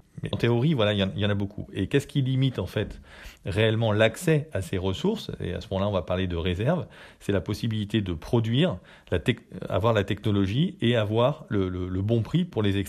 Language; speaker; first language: French; native; French